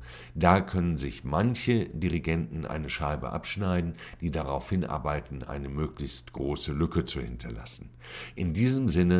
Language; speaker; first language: German; native; German